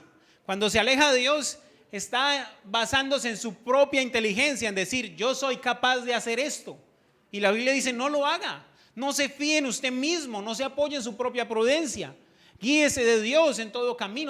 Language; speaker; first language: Spanish; native; Spanish